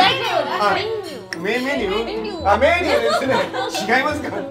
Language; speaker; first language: Chinese; native; Chinese